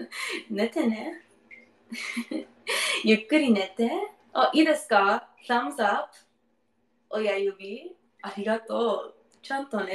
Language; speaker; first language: Japanese; non-native, learner; English